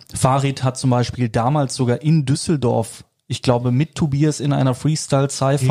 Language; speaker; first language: German; native; German